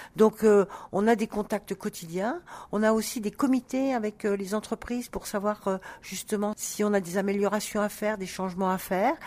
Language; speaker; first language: French; native; French